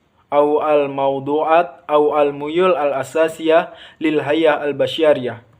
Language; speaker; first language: Arabic; non-native, learner; Indonesian